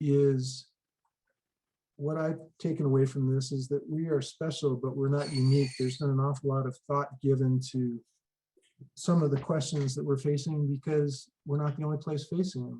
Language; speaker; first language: English; native; English